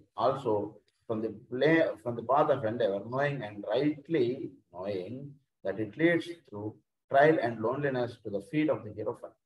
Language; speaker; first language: English; non-native, local second language; Telugu